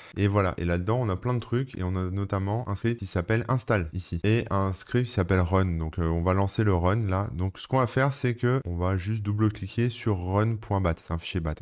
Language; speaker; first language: French; native; French